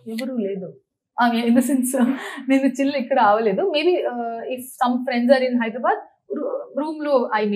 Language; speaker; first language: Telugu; non-native, learner; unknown